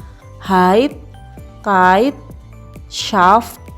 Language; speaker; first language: German; non-native, fluent; Indonesian